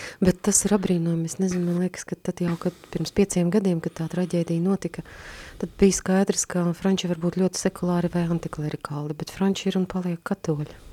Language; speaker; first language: Latvian; native; Latvian